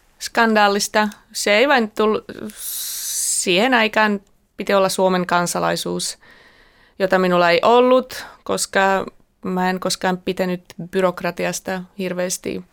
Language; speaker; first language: Finnish; non-native, fluent; Slovak